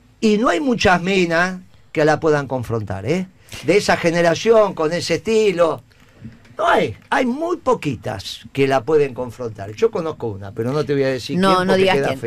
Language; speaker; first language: Spanish; native; Spanish